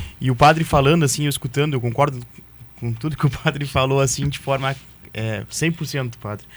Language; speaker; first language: Portuguese; native; Portuguese